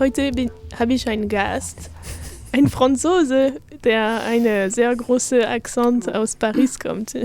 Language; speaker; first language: German; non-native, fluent; French